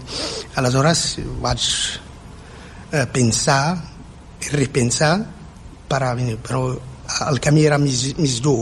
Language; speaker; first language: Catalan; non-native, fluent; Berber languages